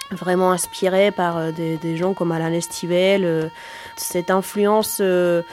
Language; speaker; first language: French; non-native, fluent; Spanish